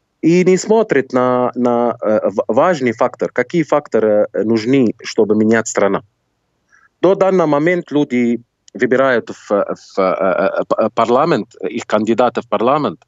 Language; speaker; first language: Russian; non-native, fluent; Arabic